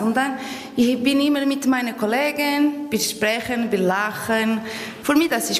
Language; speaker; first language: German; non-native, learner; Portuguese